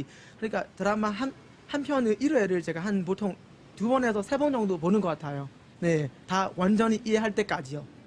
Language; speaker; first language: Korean; non-native, fluent; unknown